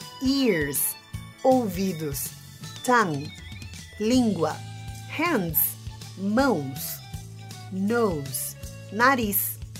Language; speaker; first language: Portuguese; native; Portuguese